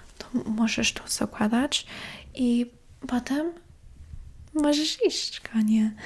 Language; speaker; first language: Polish; early bilingual, heritage; Polish